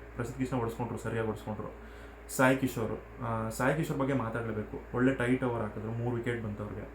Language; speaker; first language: Kannada; non-native, local second language; Telugu